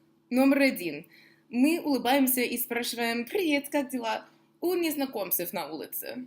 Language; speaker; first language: Russian; non-native, fluent; English